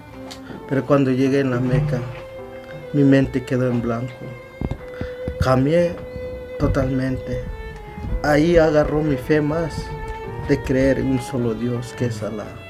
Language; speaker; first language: Spanish; non-native, local second language; Tzotzil